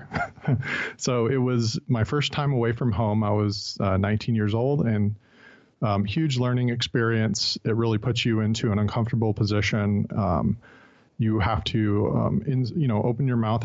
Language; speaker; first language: English; native; English